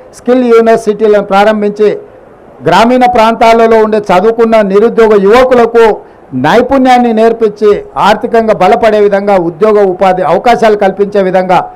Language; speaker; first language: Telugu; native; Telugu